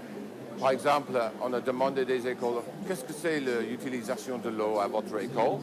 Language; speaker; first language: French; non-native, fluent; English